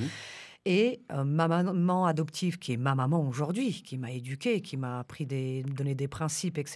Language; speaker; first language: French; early bilingual, other home language; Romanian